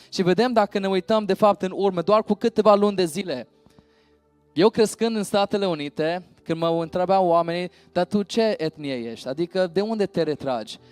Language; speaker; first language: Romanian; early bilingual, heritage; Romanian